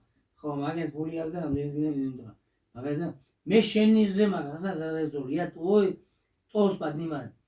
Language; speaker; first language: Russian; non-native, fluent; Georgian